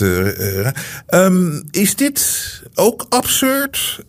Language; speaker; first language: Dutch; native; Dutch